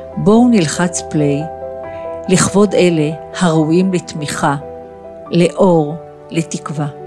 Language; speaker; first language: Hebrew; native; Hebrew